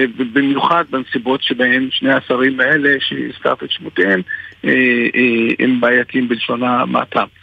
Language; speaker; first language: Hebrew; non-native, local second language; Arabic